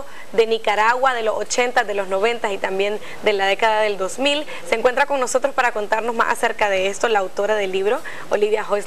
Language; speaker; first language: Spanish; native; Spanish